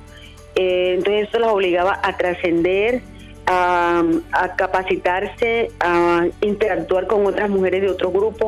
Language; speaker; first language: Spanish; native; Spanish